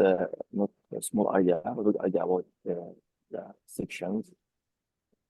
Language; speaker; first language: English; non-native, fluent; Arabic